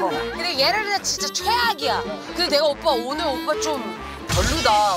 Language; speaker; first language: Korean; early bilingual, heritage; Korean